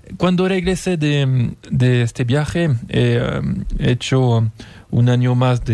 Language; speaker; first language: Spanish; non-native, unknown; French